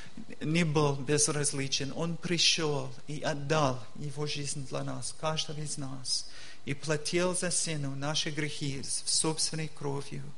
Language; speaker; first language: Russian; non-native, learner; English